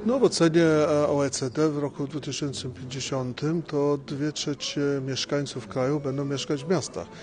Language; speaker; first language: Polish; early bilingual, heritage; English